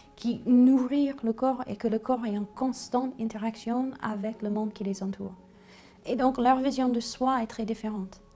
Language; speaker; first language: French; non-native, fluent; English